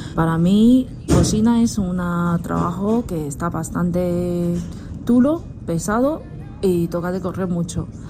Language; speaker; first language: Spanish; non-native, learner; Chinese